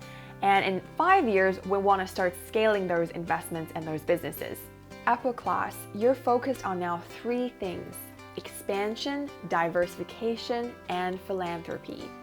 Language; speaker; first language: English; early bilingual, other home language; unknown